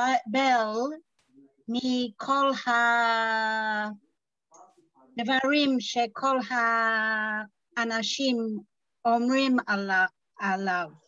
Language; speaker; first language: Hebrew; non-native, learner; English